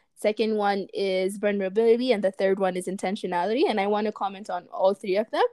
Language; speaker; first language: English; non-native, fluent; Amharic